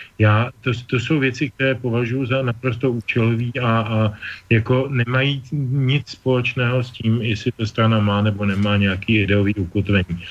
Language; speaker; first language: Czech; native; Czech